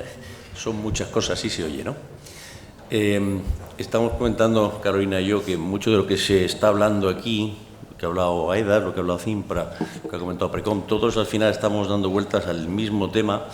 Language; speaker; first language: Spanish; native; Spanish